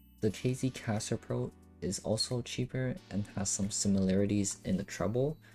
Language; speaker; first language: English; non-native, fluent; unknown